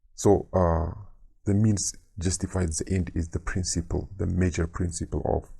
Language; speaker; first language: English; non-native, local second language; Amharic